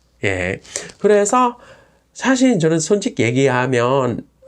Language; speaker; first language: Korean; non-native, fluent; Vietnamese